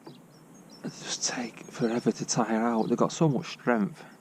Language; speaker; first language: English; native; English